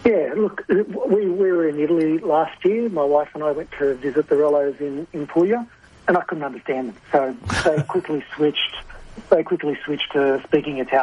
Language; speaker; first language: English; non-native, local second language; Italian